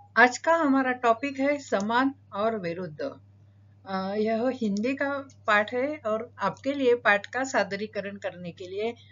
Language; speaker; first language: Hindi; non-native, local second language; Marathi